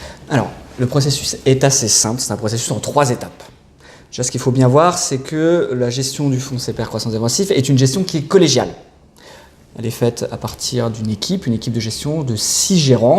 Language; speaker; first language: French; native; French